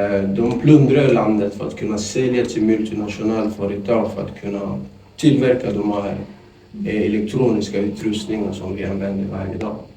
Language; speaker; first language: Swedish; non-native, fluent; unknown